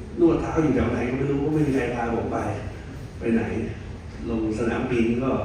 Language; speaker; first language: Thai; native; Thai